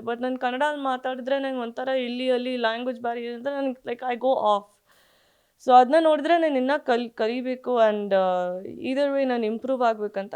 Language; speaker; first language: Kannada; early bilingual, heritage; Kannada